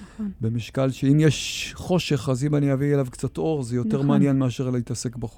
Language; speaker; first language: Hebrew; native; Hebrew